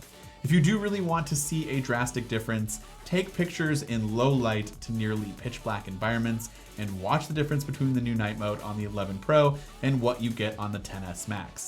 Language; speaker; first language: English; native; English